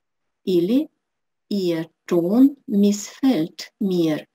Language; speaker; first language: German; non-native, fluent; Russian